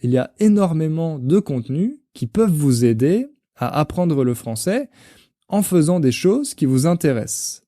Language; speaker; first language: French; native; French